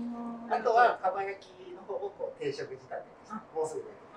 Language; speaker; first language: Japanese; native; Japanese